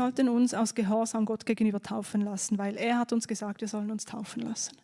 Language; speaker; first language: German; native; German